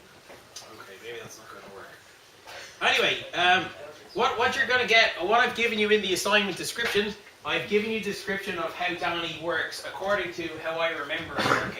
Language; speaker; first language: English; native; English